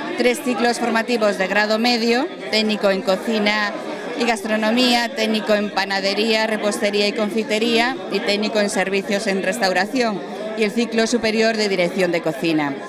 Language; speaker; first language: Spanish; native; Spanish